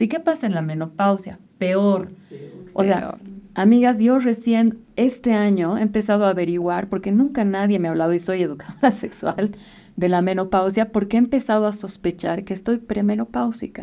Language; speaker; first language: Spanish; native; Spanish